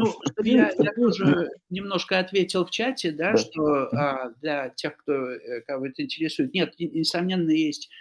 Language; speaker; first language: Russian; non-native, fluent; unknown